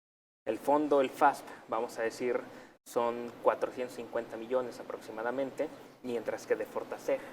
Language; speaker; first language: Spanish; native; Spanish